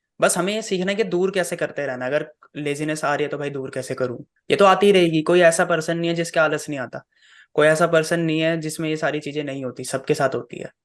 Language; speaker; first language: Hindi; native; Hindi